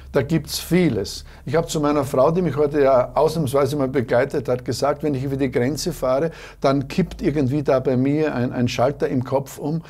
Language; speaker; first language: German; native; German